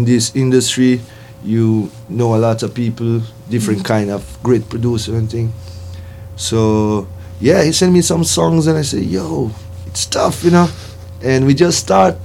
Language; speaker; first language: English; non-native, fluent; Portuguese